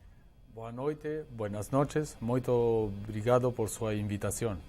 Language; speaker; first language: Portuguese; non-native, learner; Spanish